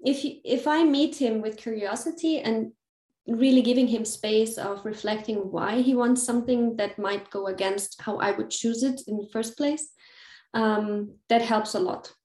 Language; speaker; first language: English; non-native, fluent; German